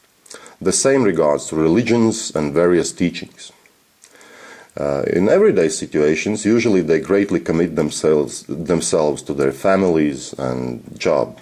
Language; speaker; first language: English; non-native, fluent; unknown